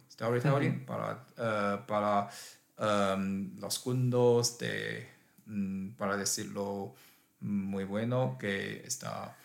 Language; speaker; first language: Spanish; non-native, learner; Chinese